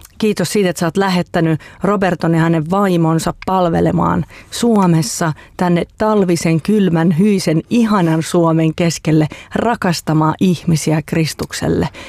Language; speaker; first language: Finnish; native; Finnish